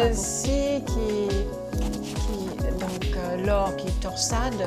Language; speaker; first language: French; non-native, fluent; English